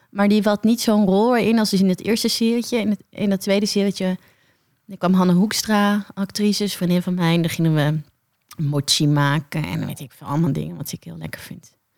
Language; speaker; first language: Dutch; native; Dutch